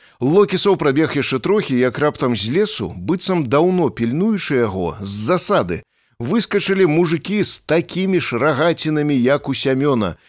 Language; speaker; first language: Belarusian; native; Belarusian